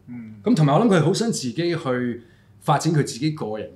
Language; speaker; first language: Cantonese; early bilingual, heritage; Cantonese